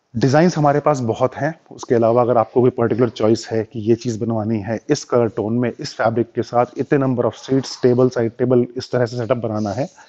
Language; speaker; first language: Hindi; native; Hindi